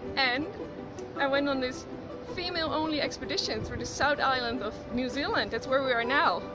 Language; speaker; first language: English; non-native, fluent; Dutch